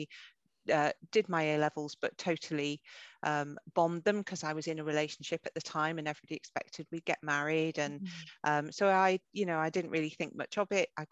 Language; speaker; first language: English; native; English